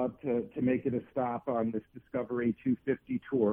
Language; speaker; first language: English; native; English